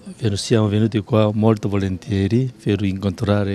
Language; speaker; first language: Italian; non-native, learner; Korean